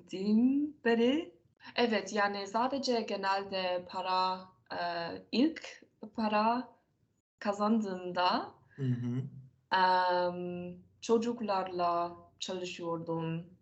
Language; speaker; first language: Turkish; non-native, learner; English